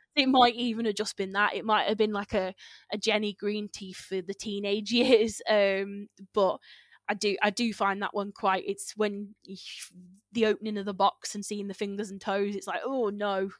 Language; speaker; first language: English; native; English